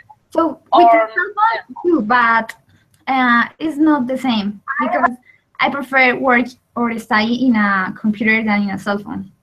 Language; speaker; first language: English; non-native, learner; Spanish